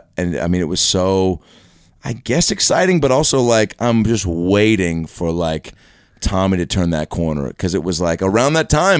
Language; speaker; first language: English; native; English